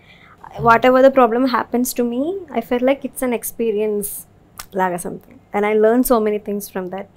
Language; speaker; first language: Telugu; non-native, learner; Malayalam